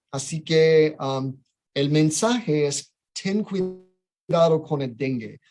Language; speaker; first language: Spanish; non-native, fluent; English